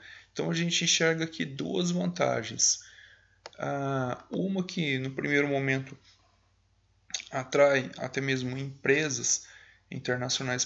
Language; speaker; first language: Portuguese; native; Portuguese